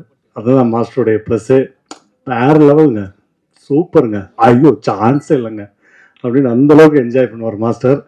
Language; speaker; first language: Tamil; native; Tamil